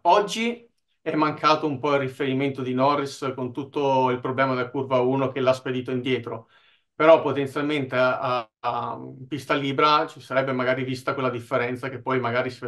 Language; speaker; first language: Italian; native; Italian